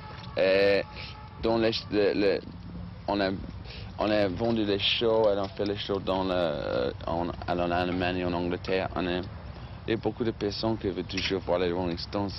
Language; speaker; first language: French; non-native, learner; English